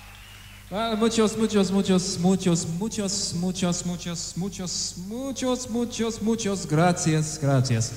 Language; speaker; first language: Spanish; non-native, learner; English